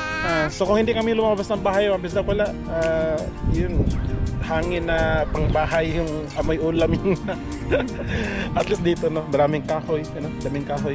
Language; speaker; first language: Filipino; non-native, local second language; Cebuano